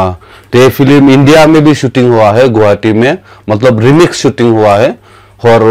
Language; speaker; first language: Hindi; non-native, local second language; Khasi